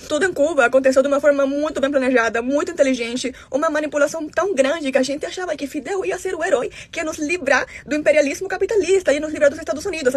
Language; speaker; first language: Portuguese; non-native, fluent; Spanish